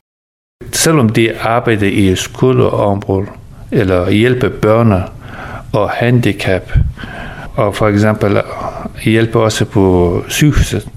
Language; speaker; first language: Danish; early bilingual, other home language; Persian